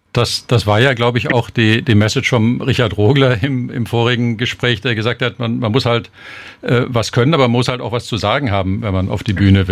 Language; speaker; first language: German; native; German